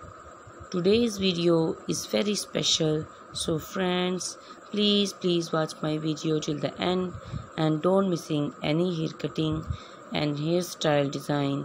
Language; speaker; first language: English; non-native, learner; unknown